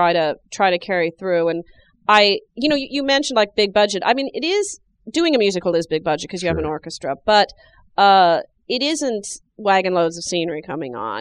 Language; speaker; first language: English; native; English